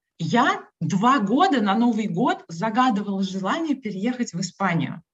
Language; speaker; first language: Russian; native; Russian